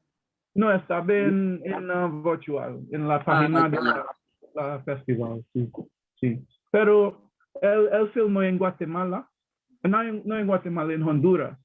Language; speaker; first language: Spanish; non-native, learner; English